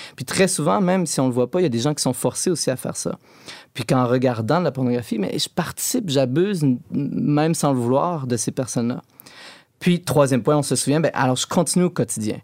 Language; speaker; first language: French; native; French